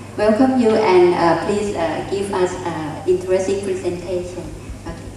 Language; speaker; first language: English; non-native, fluent; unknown